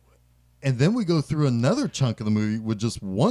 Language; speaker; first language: English; native; English